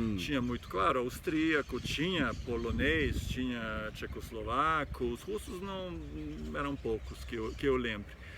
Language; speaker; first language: Portuguese; non-native, fluent; Serbian